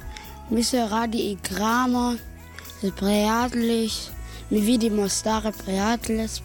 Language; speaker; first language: Slovenian; non-native, local second language; German